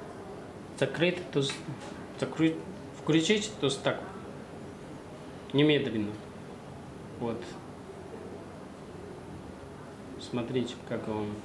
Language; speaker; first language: Russian; non-native, learner; Chinese